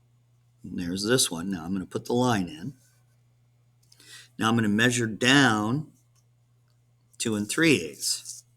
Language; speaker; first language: English; native; English